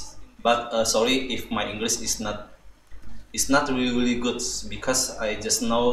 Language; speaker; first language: English; non-native, learner; Indonesian